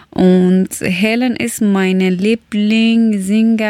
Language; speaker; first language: German; non-native, learner; Persian